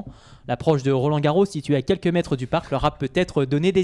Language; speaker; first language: French; native; French